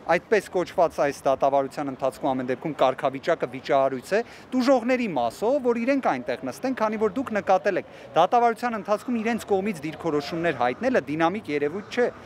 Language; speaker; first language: Armenian; native; Armenian